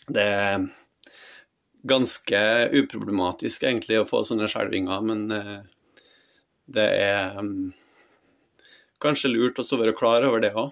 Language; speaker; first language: Norwegian; native; Norwegian